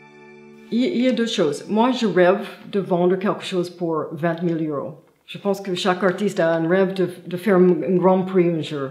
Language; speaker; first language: French; non-native, fluent; English